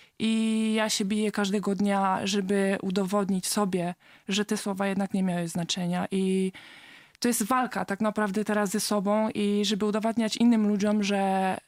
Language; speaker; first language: Polish; early bilingual, heritage; Polish